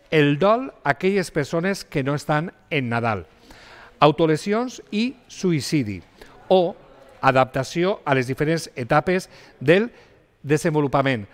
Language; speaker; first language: Catalan; native; Catalan